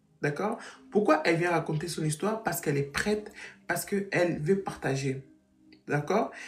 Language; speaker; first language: French; non-native, fluent; Portuguese